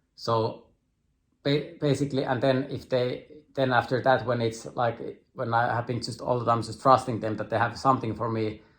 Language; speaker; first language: English; non-native, fluent; Finnish